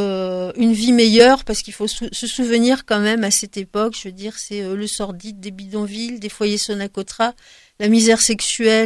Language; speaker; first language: French; native; French